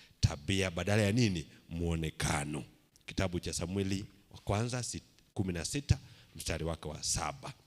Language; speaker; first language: Swahili; non-native, local second language; Luo (Kenya and Tanzania)